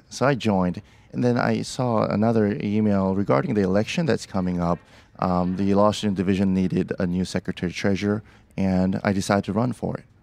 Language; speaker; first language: English; early bilingual, other home language; Korean